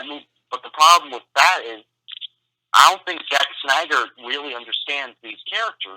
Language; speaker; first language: English; native; English